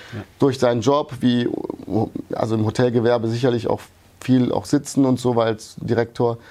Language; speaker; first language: German; early bilingual, other home language; Hungarian